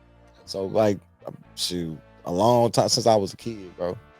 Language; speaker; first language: English; native; English